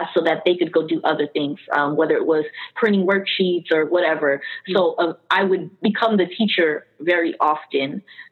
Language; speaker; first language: English; native; English